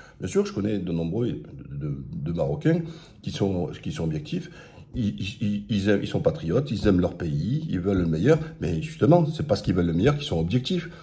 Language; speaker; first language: French; early bilingual, other home language; Arabic